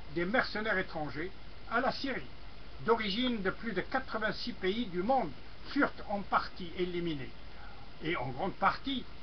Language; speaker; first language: French; non-native, local second language; Arabic